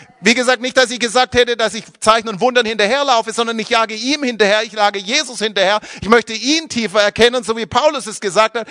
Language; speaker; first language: German; native; German